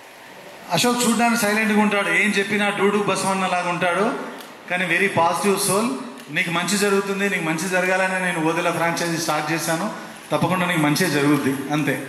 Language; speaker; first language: Telugu; native; Telugu